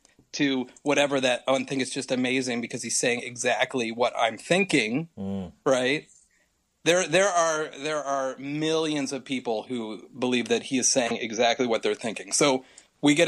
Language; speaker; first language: English; native; English